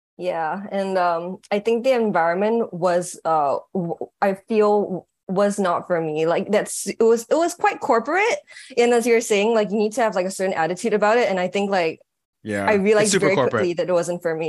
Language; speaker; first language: English; native; English